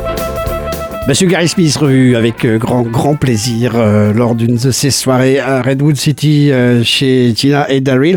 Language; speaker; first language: French; native; French